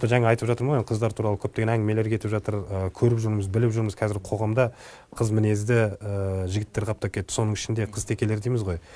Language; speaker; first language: Kazakh; native; Kazakh